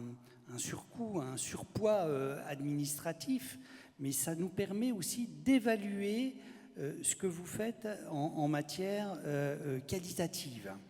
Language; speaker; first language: French; native; French